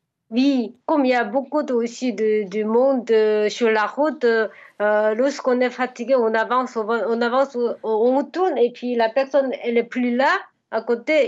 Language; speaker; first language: French; non-native, fluent; Korean